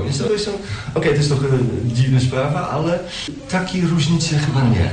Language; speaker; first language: Polish; non-native, learner; Dutch